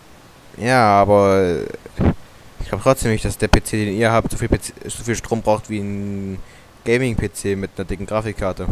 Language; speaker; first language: German; native; German